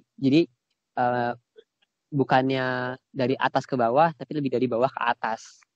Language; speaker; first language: Indonesian; native; Indonesian